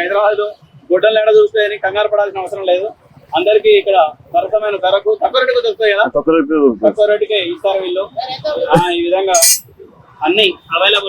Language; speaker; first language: Telugu; native; Telugu